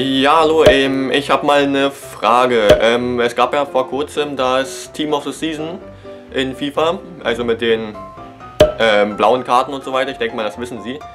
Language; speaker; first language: German; native; German